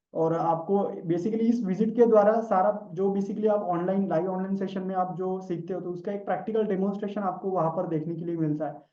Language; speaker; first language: Hindi; non-native, local second language; Marathi